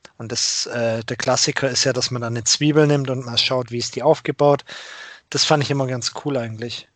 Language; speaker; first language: German; native; German